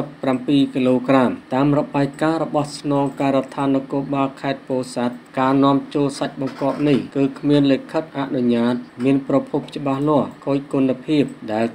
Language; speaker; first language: Khmer; native; Khmer